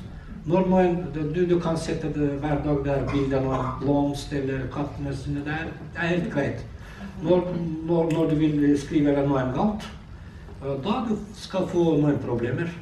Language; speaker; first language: Norwegian; non-native, learner; Azerbaijani